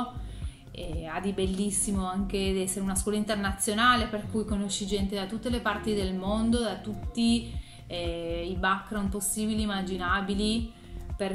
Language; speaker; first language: Italian; non-native, fluent; Spanish